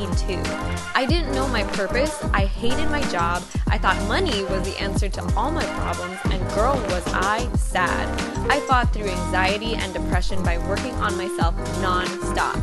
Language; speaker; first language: English; native; English